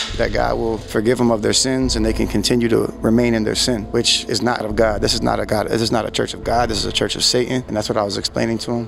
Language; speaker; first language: English; native; English